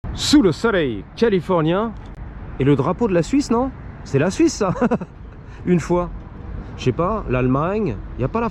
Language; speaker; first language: French; native; French